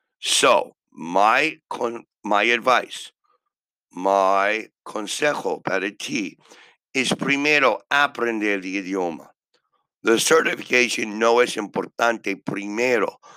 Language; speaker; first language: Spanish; non-native, learner; English